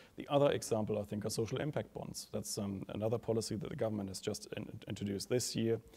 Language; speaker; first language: English; non-native, fluent; German